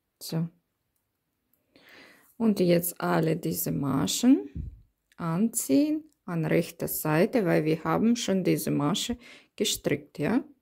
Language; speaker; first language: German; non-native, learner; Russian